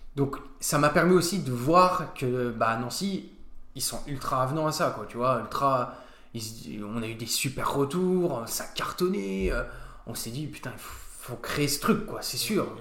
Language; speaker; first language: French; native; French